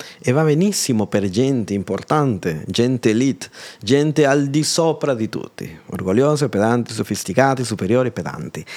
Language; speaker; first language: Italian; non-native, fluent; Spanish